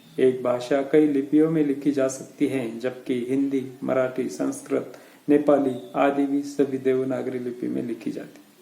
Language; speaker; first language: Hindi; non-native, local second language; Marathi